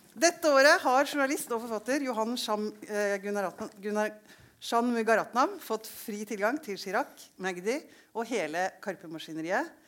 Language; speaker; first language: Norwegian; native; Norwegian